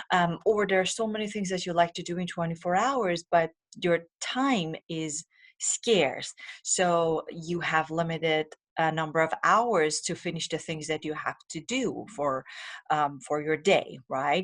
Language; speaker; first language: English; non-native, fluent; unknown